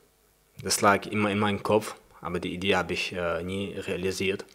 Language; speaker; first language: German; early bilingual, other home language; Chechen